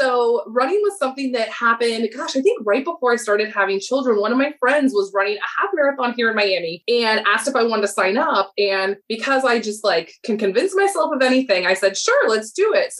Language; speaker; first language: English; native; English